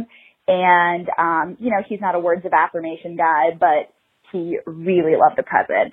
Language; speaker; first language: English; native; English